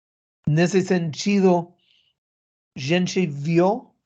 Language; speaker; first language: Portuguese; non-native, learner; English